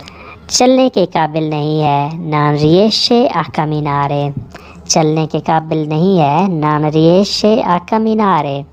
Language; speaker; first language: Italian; non-native, learner; Urdu